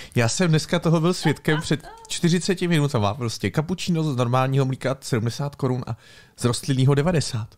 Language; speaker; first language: Czech; native; Czech